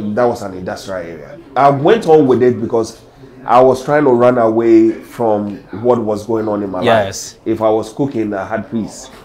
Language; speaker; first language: English; non-native, local second language; Ga